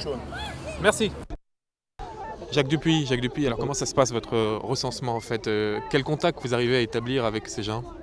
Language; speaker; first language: French; native; French